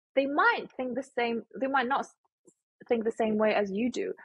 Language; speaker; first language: English; non-native, fluent; Chinese